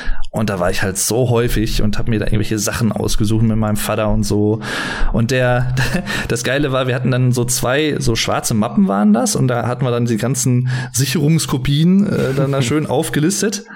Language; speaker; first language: German; native; German